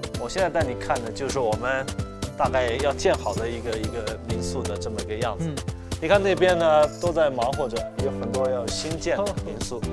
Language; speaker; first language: Chinese; native; Chinese